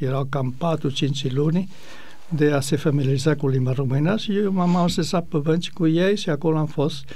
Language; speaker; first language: Romanian; non-native, fluent; Spanish